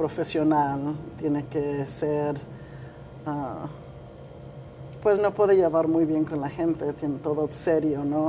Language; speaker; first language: Spanish; early bilingual, heritage; Spanish